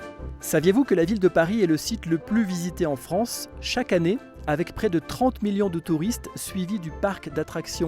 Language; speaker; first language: French; native; French